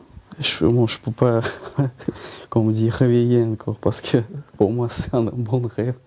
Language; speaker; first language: French; non-native, learner; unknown